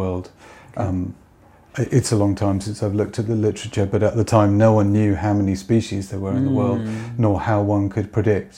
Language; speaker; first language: English; native; English